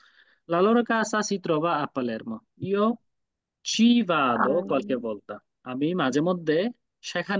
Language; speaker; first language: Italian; non-native, fluent; Bangla